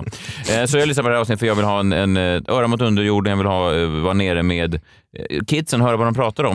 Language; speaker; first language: Swedish; native; Swedish